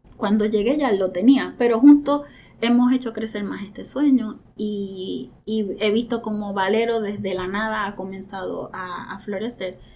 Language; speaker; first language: Spanish; native; Spanish